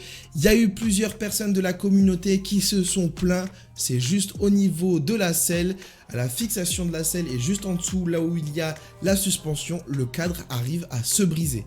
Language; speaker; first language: French; native; French